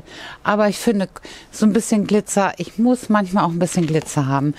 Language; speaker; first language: German; native; German